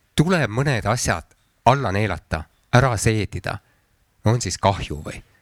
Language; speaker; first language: Estonian; native; Estonian